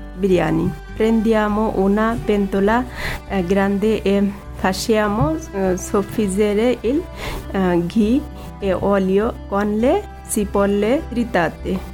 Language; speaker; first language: Italian; non-native, learner; Bangla